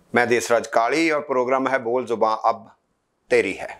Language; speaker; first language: Hindi; non-native, local second language; Punjabi